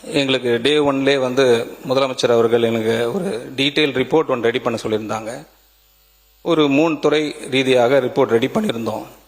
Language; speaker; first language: Tamil; native; Tamil